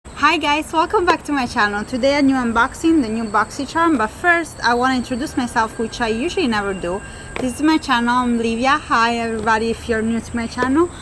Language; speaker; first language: English; non-native, fluent; Italian